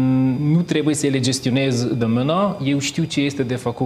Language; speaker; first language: Romanian; non-native, fluent; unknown